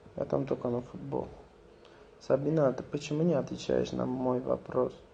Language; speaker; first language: Russian; non-native, local second language; Azerbaijani